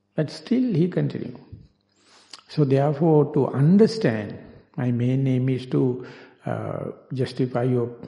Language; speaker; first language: English; non-native, local second language; Sinhala